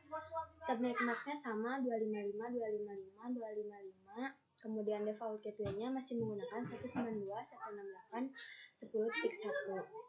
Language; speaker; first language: Indonesian; native; Indonesian